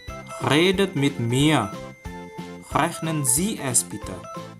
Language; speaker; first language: German; non-native, fluent; Indonesian